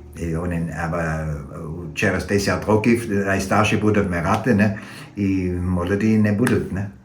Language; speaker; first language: Ukrainian; non-native, learner; German